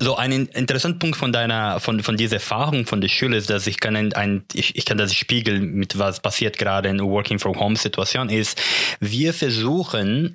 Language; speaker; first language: German; non-native, learner; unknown